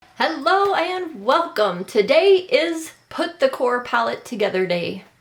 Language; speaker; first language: English; native; English